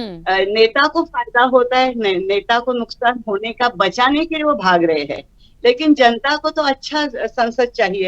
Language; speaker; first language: Hindi; non-native, local second language; Marathi